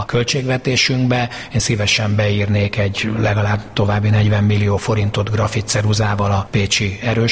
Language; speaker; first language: Hungarian; native; Hungarian